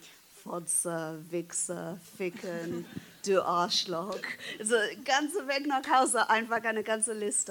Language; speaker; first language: German; non-native, fluent; English